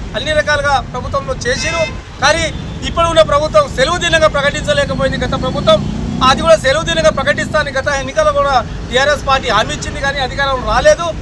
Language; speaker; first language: Telugu; non-native, local second language; Lambadi